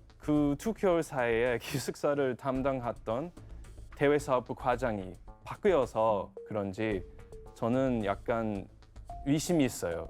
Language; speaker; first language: Korean; non-native, fluent; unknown